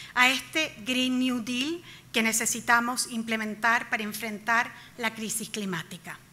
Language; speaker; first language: Spanish; native; Spanish